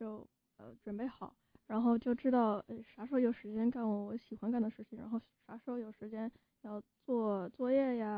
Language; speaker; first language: Chinese; early bilingual, heritage; Chinese